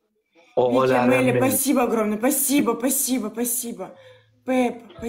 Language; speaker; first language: Russian; native; Russian